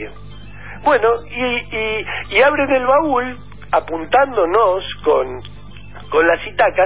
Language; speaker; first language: Spanish; native; Spanish